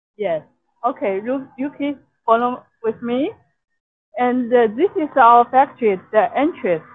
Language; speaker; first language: English; non-native, local second language; Chinese